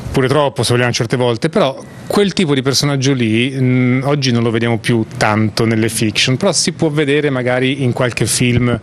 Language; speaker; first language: Italian; native; Italian